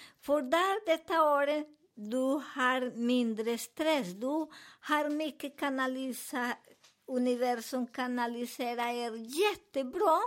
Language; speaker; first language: Swedish; non-native, learner; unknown